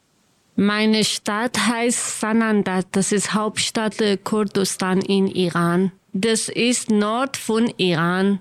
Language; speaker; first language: German; non-native, learner; Kurdish